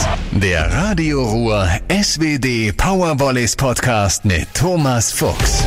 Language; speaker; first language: German; native; German